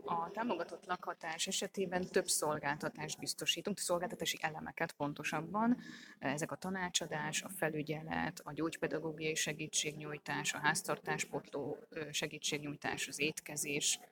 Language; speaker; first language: Hungarian; native; Hungarian